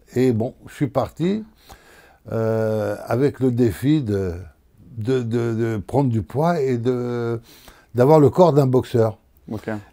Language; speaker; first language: French; native; French